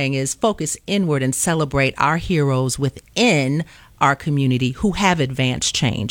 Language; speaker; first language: English; native; English